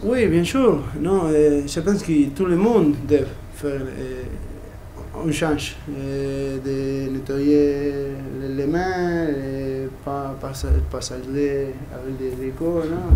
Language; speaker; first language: French; non-native, learner; Spanish